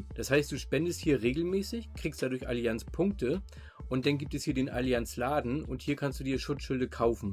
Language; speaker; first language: German; native; German